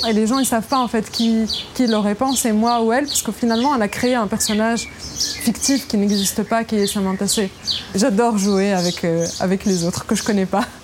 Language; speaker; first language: French; non-native, local second language; Arabic